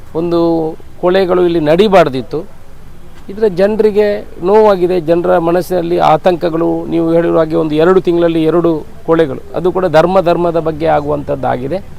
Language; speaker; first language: Kannada; native; Kannada